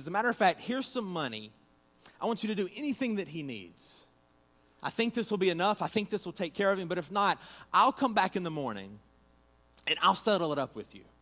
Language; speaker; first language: English; native; English